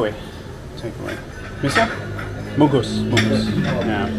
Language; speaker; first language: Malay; non-native, learner; English